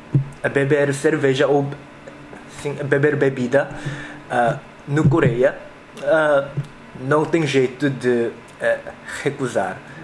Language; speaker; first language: Portuguese; non-native, learner; Korean